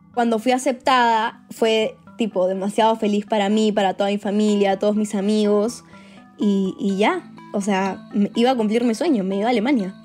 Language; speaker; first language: Spanish; native; Spanish